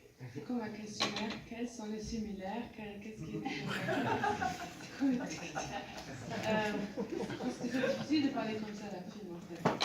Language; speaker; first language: French; non-native, fluent; Luxembourgish